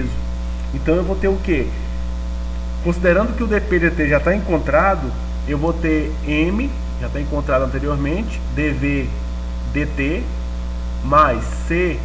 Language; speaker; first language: Portuguese; native; Portuguese